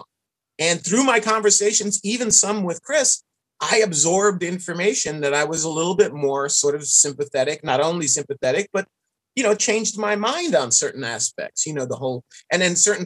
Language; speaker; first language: English; native; English